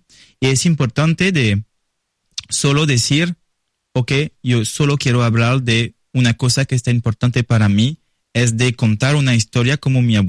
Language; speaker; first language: Spanish; non-native, learner; French